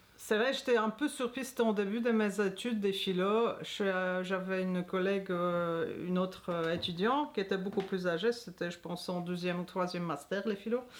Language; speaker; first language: French; non-native, fluent; Polish